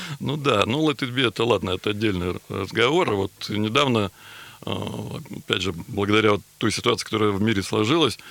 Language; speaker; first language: Russian; native; Russian